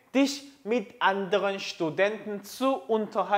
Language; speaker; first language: German; non-native, fluent; Korean